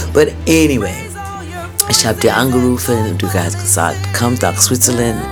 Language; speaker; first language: German; non-native, fluent; English